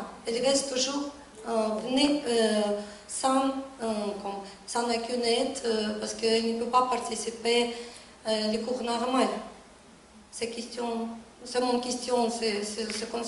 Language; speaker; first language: French; non-native, learner; Russian